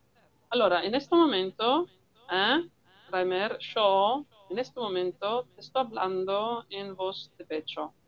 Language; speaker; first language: Spanish; non-native, learner; Italian